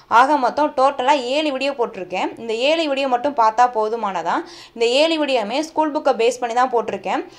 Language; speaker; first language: Tamil; native; Tamil